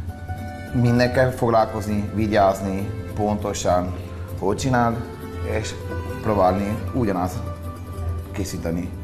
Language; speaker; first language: Hungarian; non-native, learner; Italian